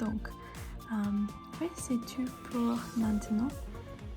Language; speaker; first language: French; non-native, learner; English